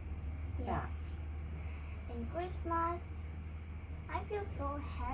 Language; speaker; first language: English; non-native, learner; Indonesian